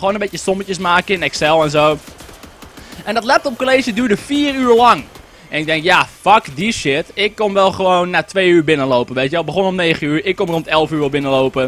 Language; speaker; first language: Dutch; native; Dutch